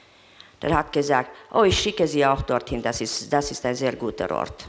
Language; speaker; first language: German; non-native, fluent; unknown